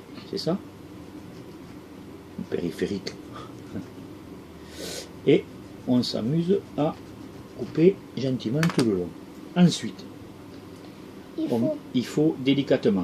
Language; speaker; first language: French; native; French